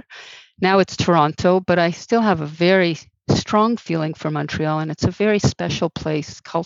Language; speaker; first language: English; native; English